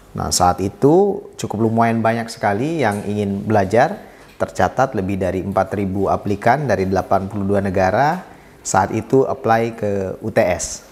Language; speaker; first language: Indonesian; native; Indonesian